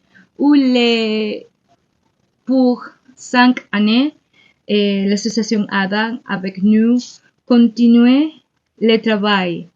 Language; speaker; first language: French; non-native, learner; Spanish